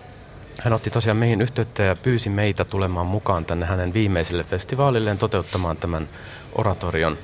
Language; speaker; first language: Finnish; native; Finnish